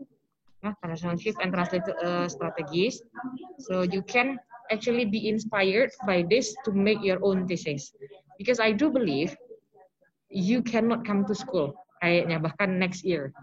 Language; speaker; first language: English; non-native, local second language; Indonesian